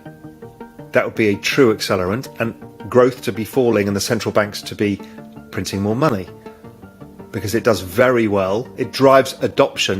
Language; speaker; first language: English; native; English